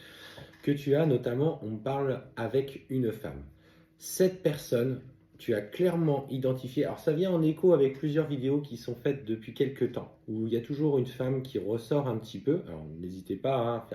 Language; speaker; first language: French; native; French